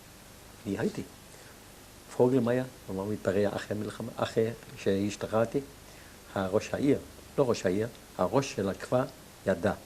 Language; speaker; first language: Hebrew; non-native, fluent; German